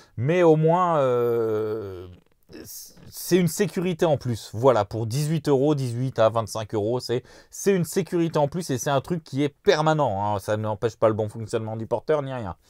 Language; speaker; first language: French; native; French